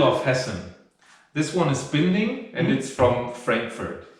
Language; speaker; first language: English; non-native, fluent; German